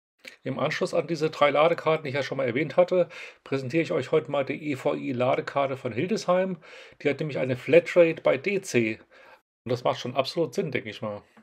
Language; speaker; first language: German; native; German